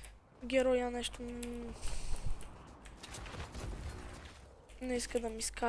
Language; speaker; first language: Bulgarian; native; Bulgarian